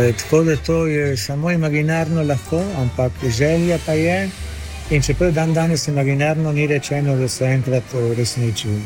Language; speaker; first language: Slovenian; early bilingual, heritage; Slovenian